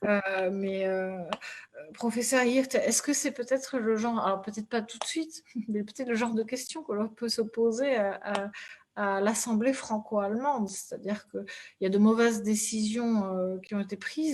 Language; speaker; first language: French; native; French